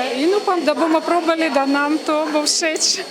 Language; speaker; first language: Slovenian; non-native, learner; Ukrainian